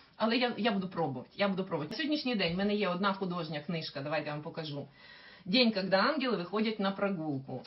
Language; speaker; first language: Ukrainian; native; Ukrainian